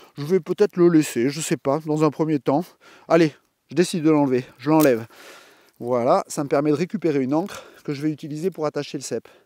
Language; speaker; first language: French; native; French